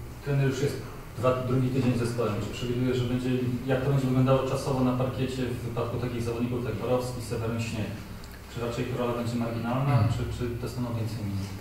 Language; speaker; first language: Polish; native; Polish